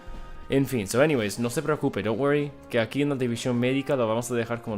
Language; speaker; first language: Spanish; non-native, fluent; English